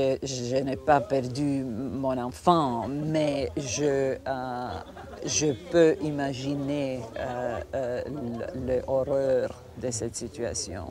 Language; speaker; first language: French; non-native, fluent; Croatian